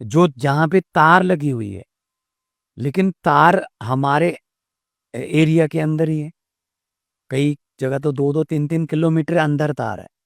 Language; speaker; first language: Hindi; non-native, local second language; Punjabi